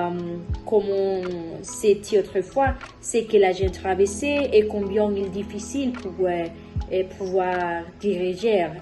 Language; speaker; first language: French; non-native, learner; Spanish